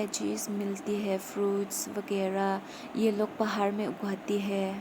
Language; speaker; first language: Hindi; non-native, local second language; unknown